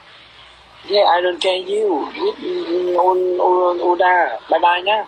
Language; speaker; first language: English; non-native, learner; Vietnamese